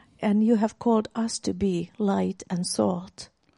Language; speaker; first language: English; non-native, fluent; Finnish